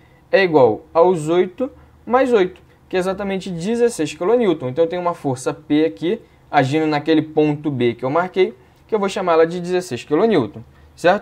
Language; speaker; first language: Portuguese; native; Portuguese